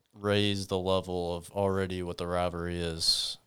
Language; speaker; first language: English; native; English